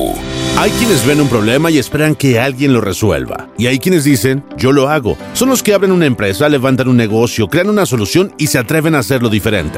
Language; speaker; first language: Spanish; native; Spanish